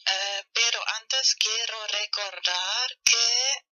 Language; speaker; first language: Spanish; non-native, fluent; German